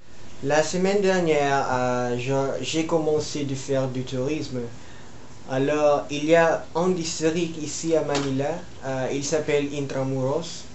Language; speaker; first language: French; non-native, learner; Filipino